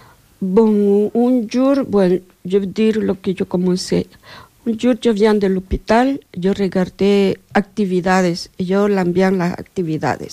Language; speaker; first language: French; non-native, learner; Spanish